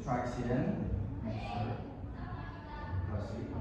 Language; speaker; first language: English; non-native, learner; Indonesian